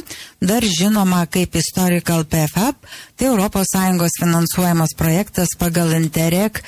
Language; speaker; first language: Lithuanian; native; Lithuanian